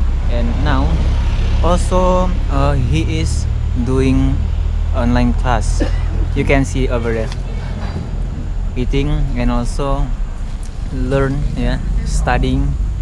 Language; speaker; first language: English; non-native, learner; Indonesian